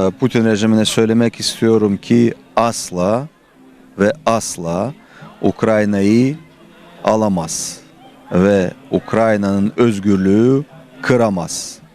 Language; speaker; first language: Turkish; non-native, fluent; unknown